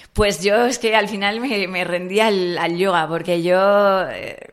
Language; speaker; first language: Spanish; native; Spanish